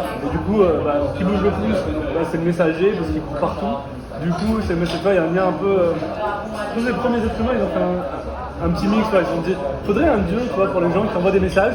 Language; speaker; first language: French; native; French